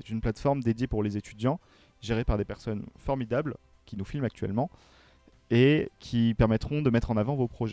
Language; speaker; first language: French; native; French